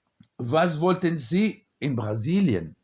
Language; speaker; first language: German; non-native, learner; Portuguese